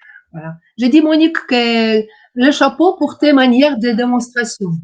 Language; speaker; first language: French; non-native, learner; Ukrainian